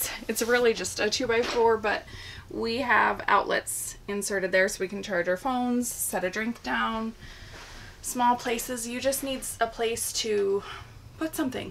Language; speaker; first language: English; native; English